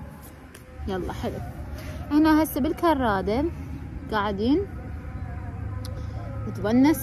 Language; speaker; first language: Arabic; non-native, fluent; Persian